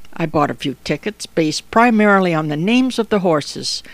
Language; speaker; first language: English; native; English